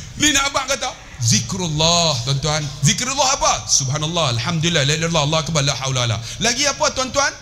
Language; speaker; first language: Malay; native; Malay